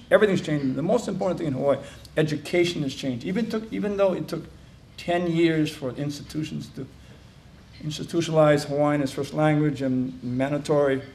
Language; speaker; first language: English; native; English